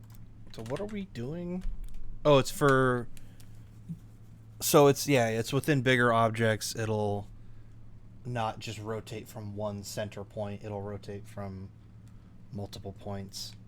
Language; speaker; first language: English; native; English